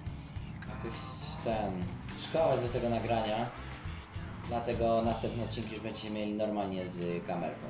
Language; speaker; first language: Polish; native; Polish